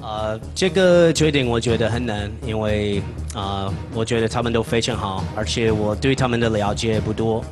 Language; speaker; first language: Chinese; non-native, fluent; English